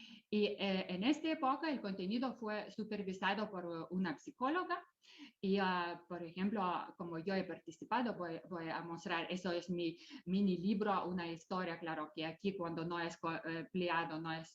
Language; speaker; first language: Spanish; non-native, fluent; Lithuanian